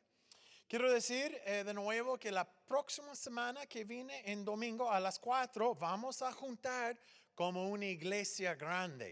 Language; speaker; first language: Spanish; non-native, fluent; English